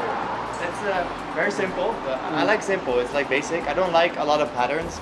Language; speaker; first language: English; non-native, fluent; Dutch